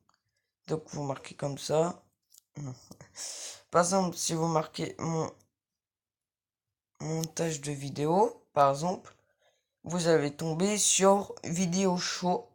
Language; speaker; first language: French; native; French